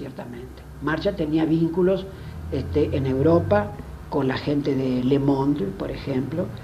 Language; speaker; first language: Spanish; native; Spanish